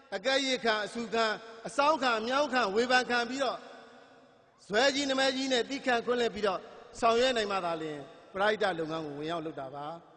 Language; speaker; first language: Burmese; native; Burmese